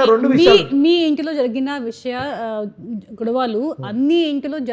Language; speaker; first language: Telugu; non-native, learner; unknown